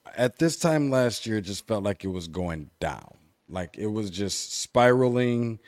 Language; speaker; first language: English; native; English